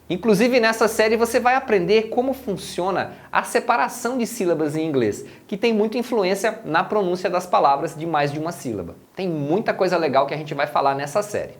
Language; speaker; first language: Portuguese; native; Portuguese